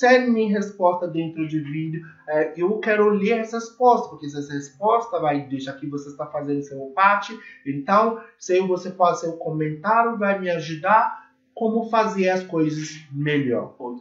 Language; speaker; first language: Portuguese; non-native, learner; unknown